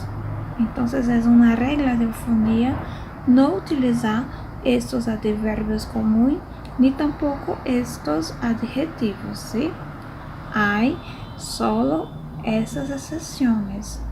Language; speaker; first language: Spanish; non-native, fluent; Portuguese